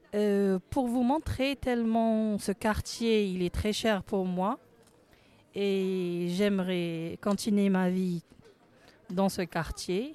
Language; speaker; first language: French; non-native, fluent; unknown